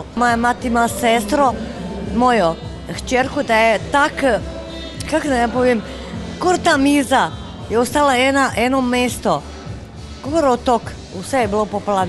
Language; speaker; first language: Slovenian; non-native, learner; Croatian